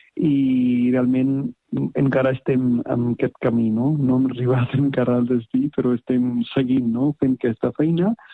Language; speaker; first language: Catalan; non-native, fluent; Punjabi